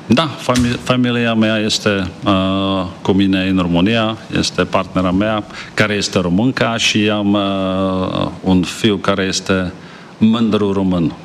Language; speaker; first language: Romanian; non-native, fluent; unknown